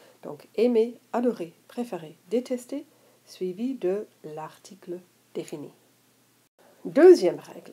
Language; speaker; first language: French; non-native, fluent; English